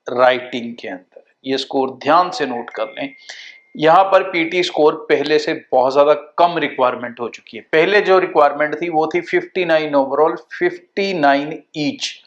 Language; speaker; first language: Hindi; non-native, local second language; Punjabi